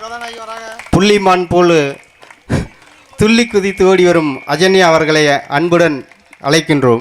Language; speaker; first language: Tamil; native; Tamil